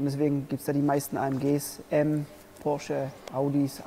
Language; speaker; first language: German; early bilingual, other home language; Polish